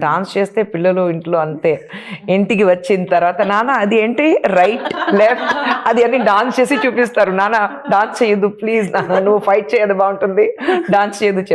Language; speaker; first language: Telugu; non-native, local second language; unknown